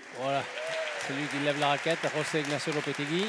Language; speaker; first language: French; native; French